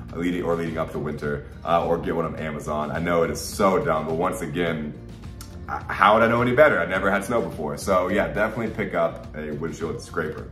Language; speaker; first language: English; native; English